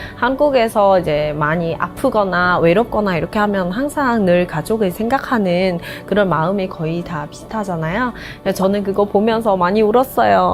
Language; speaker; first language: Korean; non-native, fluent; Vietnamese